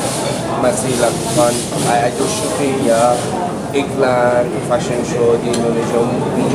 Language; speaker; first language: Indonesian; non-native, learner; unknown